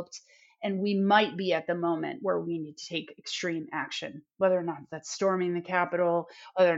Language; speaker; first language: English; native; English